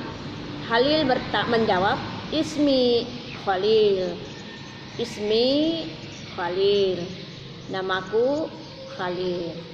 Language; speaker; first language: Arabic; non-native, fluent; Indonesian